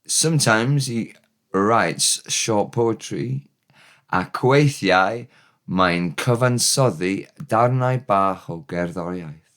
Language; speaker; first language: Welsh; non-native, learner; English